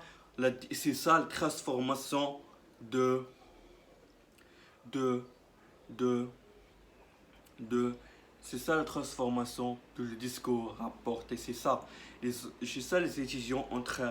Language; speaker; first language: French; non-native, learner; Arabic